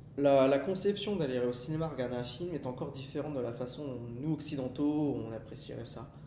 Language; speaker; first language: French; native; French